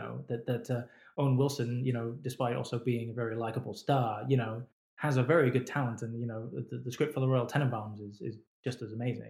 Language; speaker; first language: English; native; English